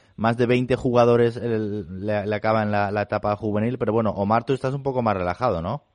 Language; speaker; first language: Spanish; non-native, local second language; Catalan